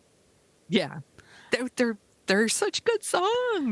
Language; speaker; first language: English; native; English